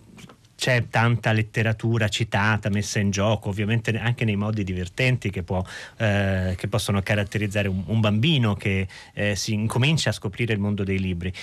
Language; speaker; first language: Italian; native; Italian